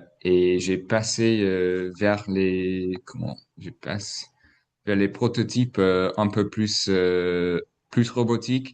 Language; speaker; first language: French; non-native, fluent; English